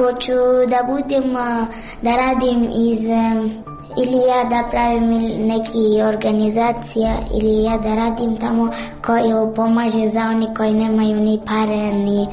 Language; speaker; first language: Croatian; non-native, learner; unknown